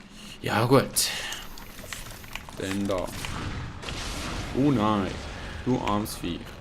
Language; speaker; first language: German; native; German